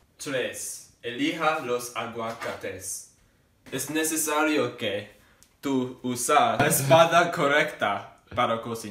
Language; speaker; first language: Spanish; non-native, learner; English